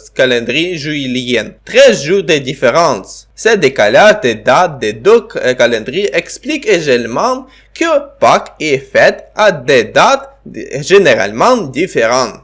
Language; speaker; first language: French; non-native, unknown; Ukrainian